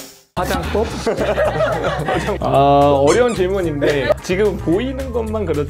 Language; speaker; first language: Korean; native; Korean